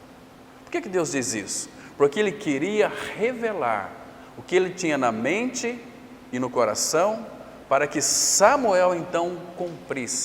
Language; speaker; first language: Portuguese; native; Portuguese